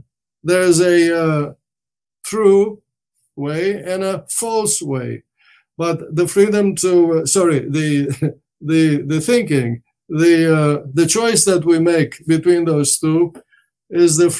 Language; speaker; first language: English; non-native, fluent; Romanian